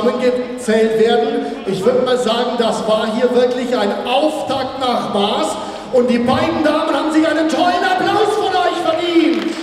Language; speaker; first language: German; native; German